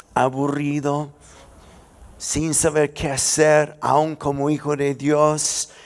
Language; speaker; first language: Spanish; non-native, fluent; English